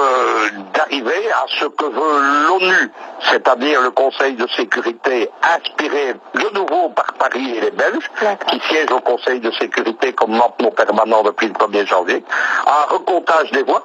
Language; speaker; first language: French; native; French